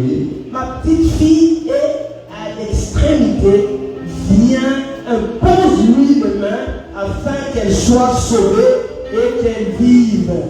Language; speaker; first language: French; non-native, local second language; Lingala